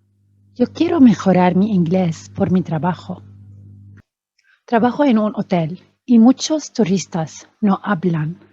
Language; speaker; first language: Spanish; non-native, fluent; Arabic